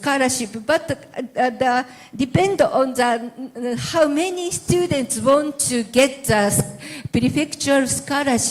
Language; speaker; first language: English; non-native, learner; Japanese